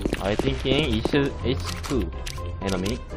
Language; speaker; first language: English; non-native, learner; Korean